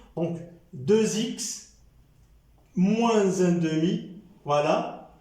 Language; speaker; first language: French; non-native, local second language; Arabic